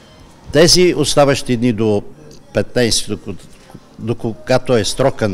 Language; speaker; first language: Bulgarian; native; Bulgarian